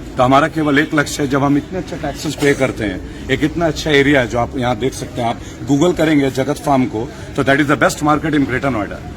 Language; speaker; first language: Hindi; non-native, local second language; Bangla